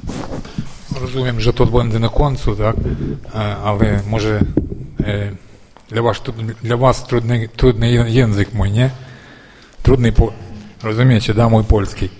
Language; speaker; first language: Polish; non-native, learner; Ukrainian